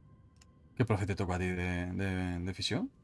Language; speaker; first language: Spanish; native; Spanish